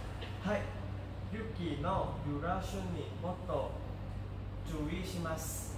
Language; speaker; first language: Japanese; non-native, learner; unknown